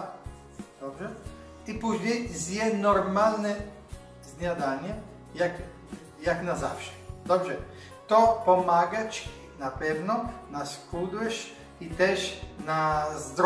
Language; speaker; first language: Polish; non-native, learner; Italian